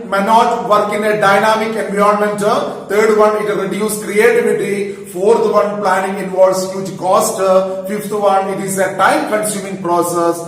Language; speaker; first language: English; non-native, local second language; Malayalam